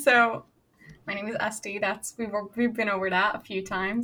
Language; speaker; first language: English; non-native, fluent; Hungarian